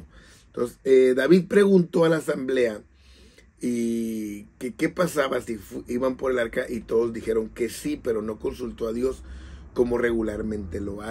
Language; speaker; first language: Spanish; native; Spanish